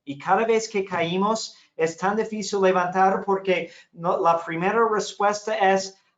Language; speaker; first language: Spanish; non-native, fluent; English